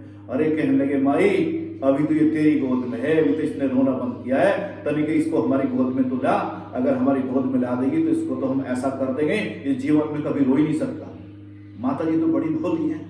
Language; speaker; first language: Hindi; native; Hindi